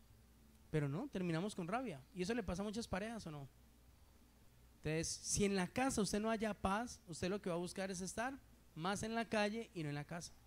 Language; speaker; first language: Spanish; native; Spanish